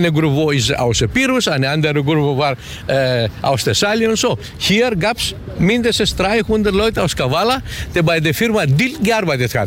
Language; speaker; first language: German; non-native, learner; Greek